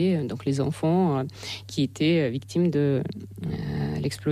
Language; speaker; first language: French; non-native, fluent; Russian